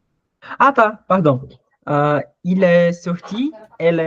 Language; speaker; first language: French; non-native, learner; Portuguese